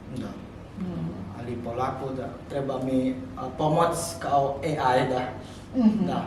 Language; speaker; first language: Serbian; non-native, learner; Indonesian